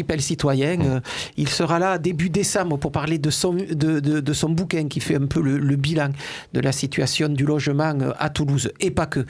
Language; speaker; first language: French; native; French